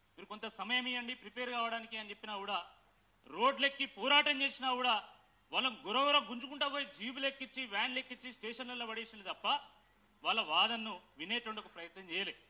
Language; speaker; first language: Telugu; native; Telugu